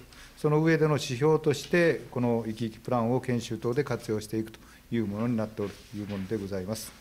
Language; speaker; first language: Japanese; native; Japanese